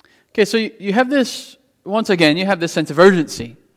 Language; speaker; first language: English; native; English